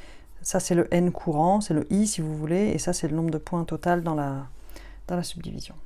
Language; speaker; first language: French; native; French